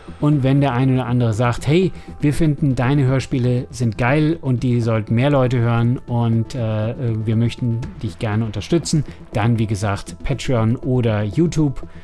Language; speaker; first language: German; native; German